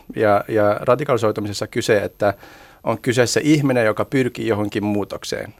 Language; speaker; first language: Finnish; early bilingual, other home language; Arabic